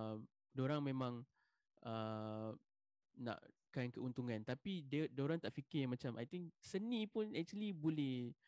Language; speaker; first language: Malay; native; Malay